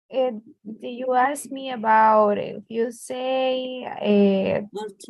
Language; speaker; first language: English; non-native, learner; Spanish